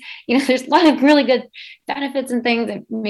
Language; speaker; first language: English; native; English